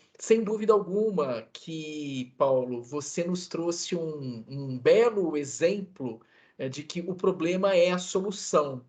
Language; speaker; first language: Portuguese; native; Portuguese